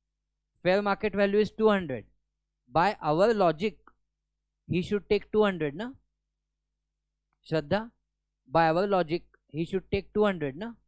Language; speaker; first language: English; non-native, local second language; Hindi